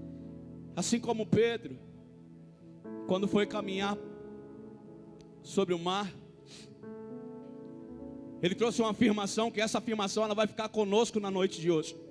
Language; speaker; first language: Portuguese; native; Portuguese